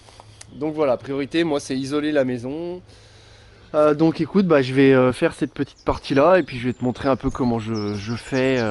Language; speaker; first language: French; native; French